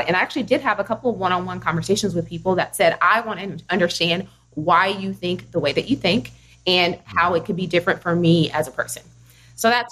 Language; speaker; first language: English; native; English